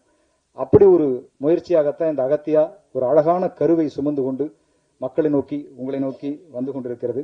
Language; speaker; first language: Tamil; native; Tamil